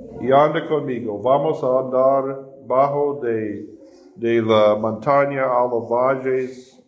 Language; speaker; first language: Spanish; non-native, fluent; English